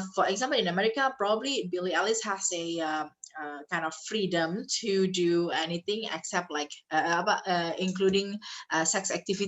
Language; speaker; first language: English; non-native, fluent; Indonesian